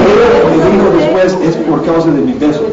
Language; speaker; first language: Spanish; non-native, learner; English